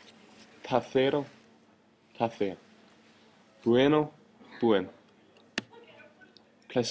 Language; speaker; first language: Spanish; non-native, learner; Danish